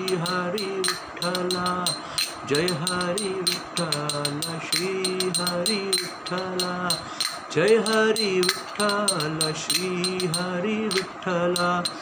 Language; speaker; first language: Marathi; early bilingual, other home language; Tamil